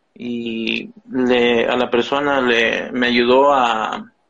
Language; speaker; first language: Spanish; native; Spanish